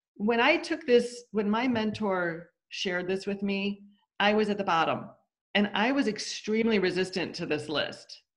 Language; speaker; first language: English; native; English